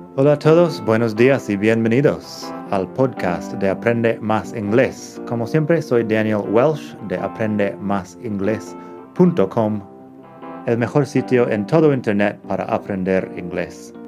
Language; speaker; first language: Spanish; non-native, fluent; English